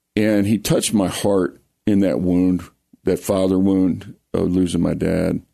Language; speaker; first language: English; native; English